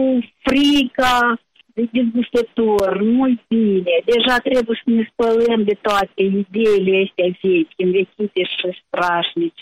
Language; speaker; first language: Romanian; native; Romanian